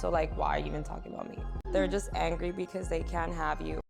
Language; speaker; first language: English; native; English